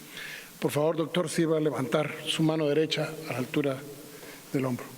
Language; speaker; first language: Spanish; native; Spanish